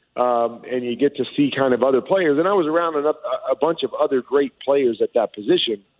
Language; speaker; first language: English; native; English